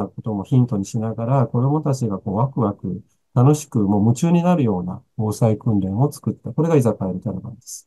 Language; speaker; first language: Japanese; native; Japanese